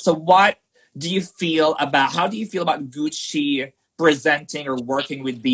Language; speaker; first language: English; non-native, local second language; Filipino